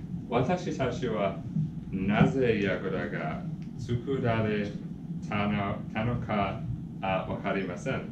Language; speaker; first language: Japanese; non-native, learner; English